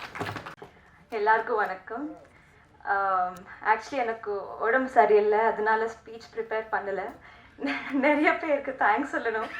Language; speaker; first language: Tamil; non-native, learner; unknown